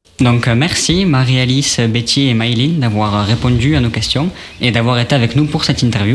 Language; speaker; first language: French; native; French